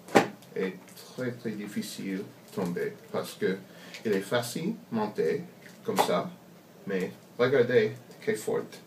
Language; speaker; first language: French; non-native, learner; English